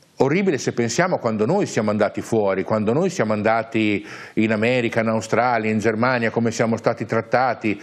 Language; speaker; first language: Italian; native; Italian